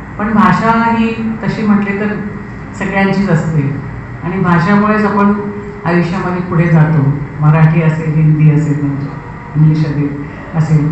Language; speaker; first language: Marathi; non-native, local second language; Hindi